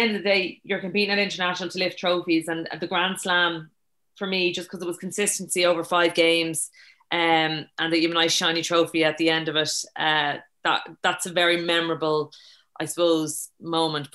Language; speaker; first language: English; native; English